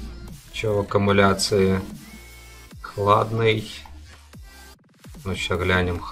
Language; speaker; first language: Russian; native; Russian